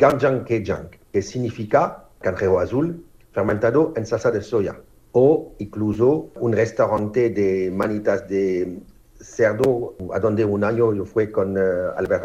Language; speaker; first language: Spanish; non-native, fluent; French